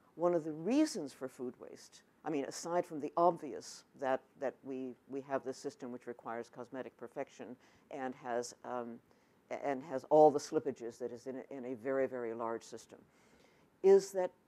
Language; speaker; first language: English; native; English